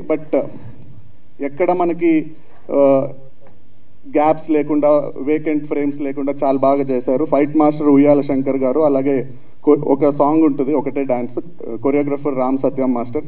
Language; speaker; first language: Telugu; native; Telugu